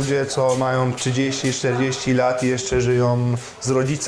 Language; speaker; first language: Polish; early bilingual, heritage; Polish